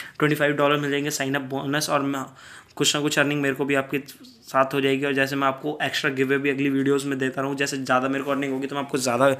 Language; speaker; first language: Hindi; native; Hindi